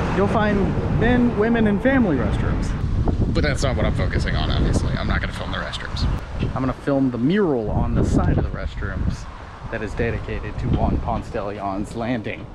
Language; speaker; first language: English; native; English